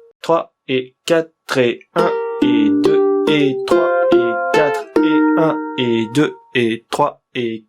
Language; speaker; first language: French; native; French